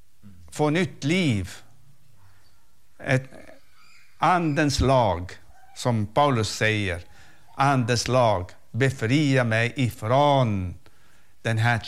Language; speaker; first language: Swedish; non-native, fluent; Arabic